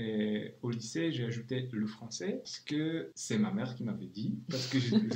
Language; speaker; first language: French; non-native, fluent; Czech